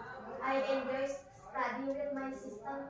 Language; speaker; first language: English; non-native, learner; Indonesian